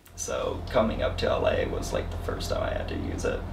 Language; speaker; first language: English; native; English